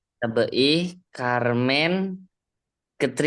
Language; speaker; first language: German; non-native, learner; Indonesian